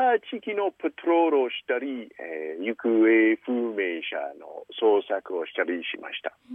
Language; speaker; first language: Japanese; non-native, fluent; English